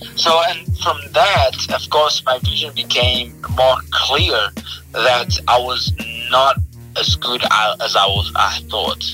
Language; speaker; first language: English; non-native, fluent; Portuguese